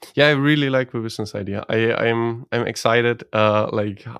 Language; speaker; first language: English; non-native, fluent; Croatian